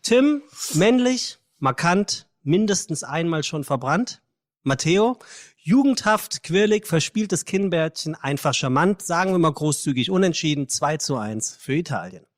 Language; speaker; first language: German; native; German